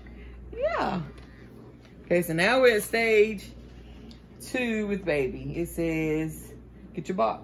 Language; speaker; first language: English; native; English